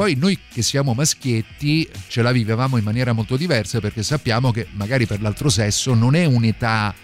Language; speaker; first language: Italian; native; Italian